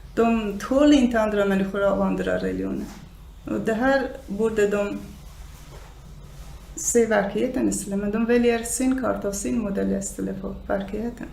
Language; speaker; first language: Swedish; non-native, fluent; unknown